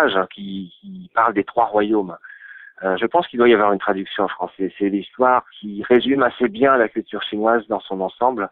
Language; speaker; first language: French; native; French